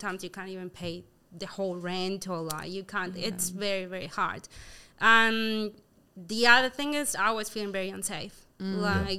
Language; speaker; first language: English; non-native, fluent; Spanish